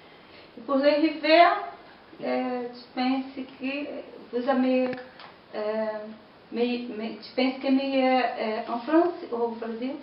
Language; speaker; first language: French; non-native, learner; Portuguese